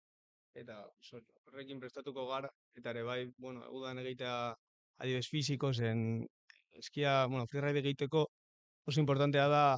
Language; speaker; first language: Basque; non-native, local second language; Spanish